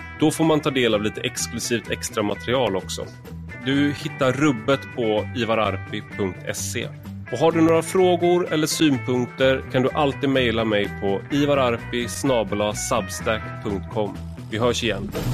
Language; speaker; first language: Swedish; native; Swedish